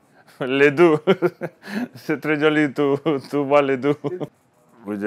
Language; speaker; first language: French; non-native, learner; Spanish